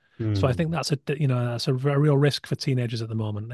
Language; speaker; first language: English; native; English